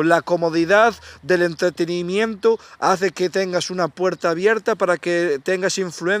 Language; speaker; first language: Spanish; native; Spanish